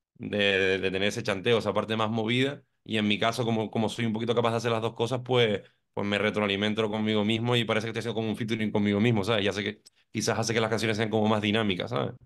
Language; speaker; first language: Spanish; native; Spanish